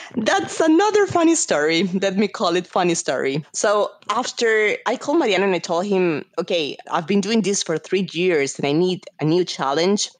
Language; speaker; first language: English; non-native, fluent; Spanish